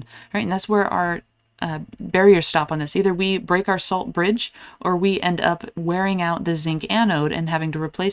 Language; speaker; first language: English; native; English